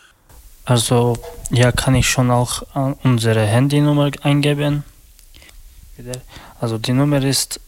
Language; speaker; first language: German; non-native, learner; Slovak